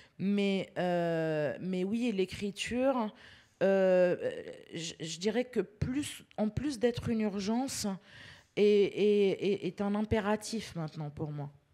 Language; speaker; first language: French; early bilingual, other home language; Arabic